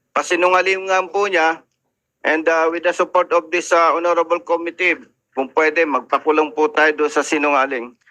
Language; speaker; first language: Filipino; native; Filipino